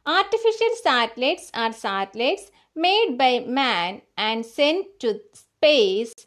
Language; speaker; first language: English; non-native, local second language; Malayalam